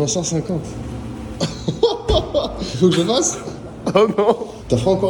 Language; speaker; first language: French; native; French